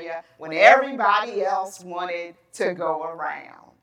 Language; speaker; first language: English; native; English